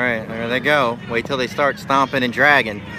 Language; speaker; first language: English; native; English